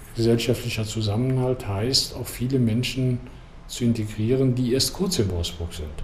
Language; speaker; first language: German; native; German